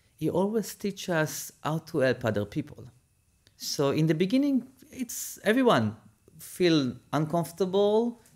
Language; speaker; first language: English; non-native, fluent; Hebrew